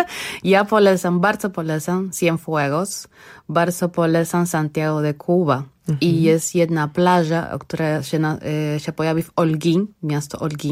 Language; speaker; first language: Polish; non-native, learner; Spanish